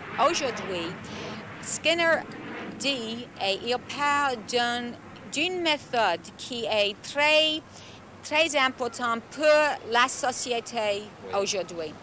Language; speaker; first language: French; non-native, learner; English